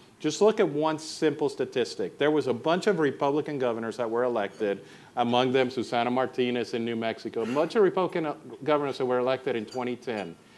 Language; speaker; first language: English; non-native, local second language; Spanish